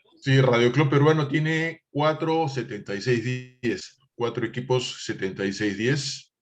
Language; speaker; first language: Spanish; native; Spanish